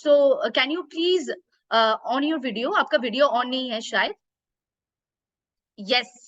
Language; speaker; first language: Hindi; native; Hindi